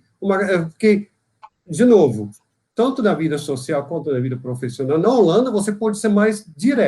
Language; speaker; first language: Portuguese; non-native, fluent; Dutch